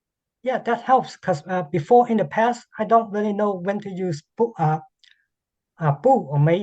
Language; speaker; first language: English; non-native, learner; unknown